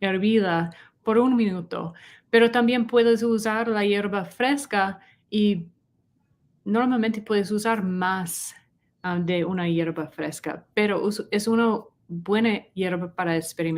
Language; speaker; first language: Spanish; non-native, learner; English